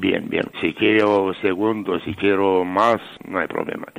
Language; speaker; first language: Spanish; non-native, learner; Romanian